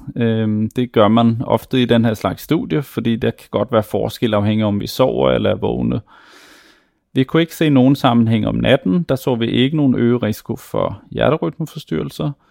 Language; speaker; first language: Danish; native; Danish